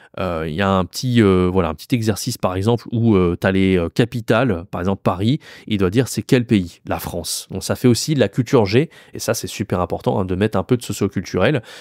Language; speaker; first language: French; native; French